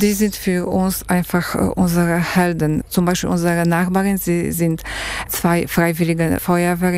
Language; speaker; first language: German; non-native, learner; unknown